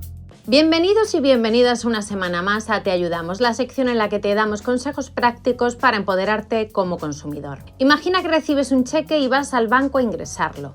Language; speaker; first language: Spanish; native; Spanish